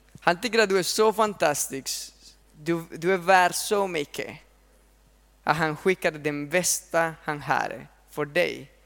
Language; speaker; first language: Swedish; non-native, fluent; Spanish